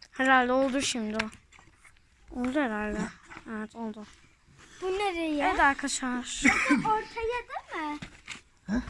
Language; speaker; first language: Turkish; early bilingual, heritage; Turkish